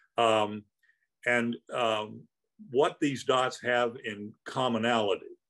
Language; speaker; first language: English; native; English